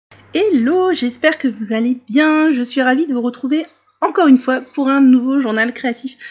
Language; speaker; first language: French; native; French